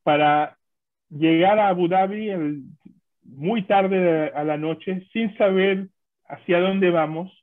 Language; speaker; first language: Spanish; non-native, fluent; Hebrew